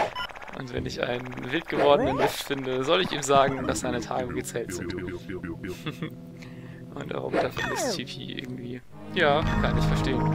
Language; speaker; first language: German; native; German